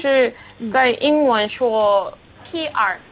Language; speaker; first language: Chinese; non-native, learner; Korean